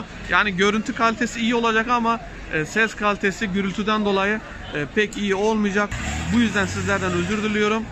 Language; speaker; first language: Turkish; native; Turkish